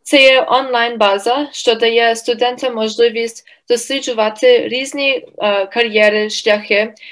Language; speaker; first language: Ukrainian; early bilingual, heritage; Ukrainian